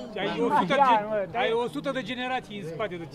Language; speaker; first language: Romanian; non-native, local second language; Romany